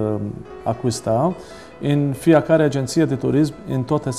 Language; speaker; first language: Romanian; non-native, learner; Maltese